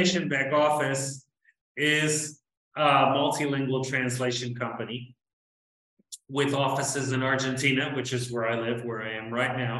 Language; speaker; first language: English; native; English